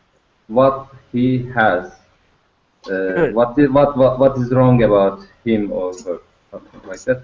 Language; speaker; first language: English; non-native, learner; Turkish